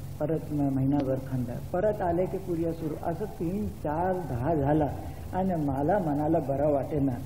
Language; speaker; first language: Marathi; non-native, local second language; Gujarati